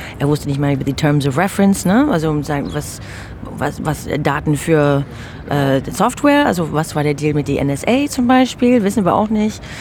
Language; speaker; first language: German; non-native, fluent; English